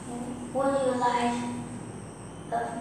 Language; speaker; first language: English; non-native, learner; Vietnamese